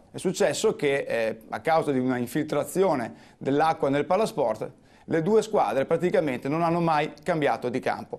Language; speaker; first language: Italian; native; Italian